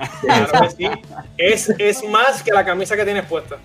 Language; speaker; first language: Spanish; native; Spanish